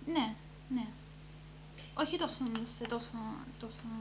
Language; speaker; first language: Greek; early bilingual, heritage; Greek